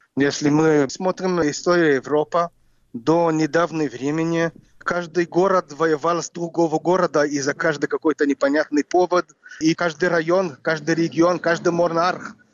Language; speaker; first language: Russian; non-native, fluent; Hebrew